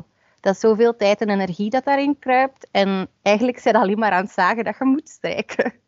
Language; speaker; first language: Dutch; native; Dutch